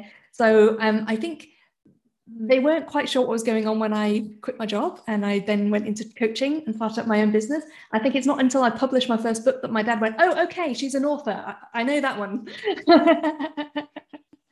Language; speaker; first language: English; native; English